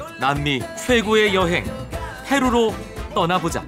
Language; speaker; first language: Korean; native; Korean